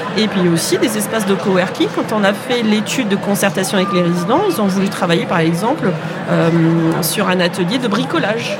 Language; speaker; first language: French; native; French